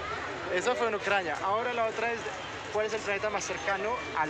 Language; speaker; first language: Spanish; non-native, fluent; French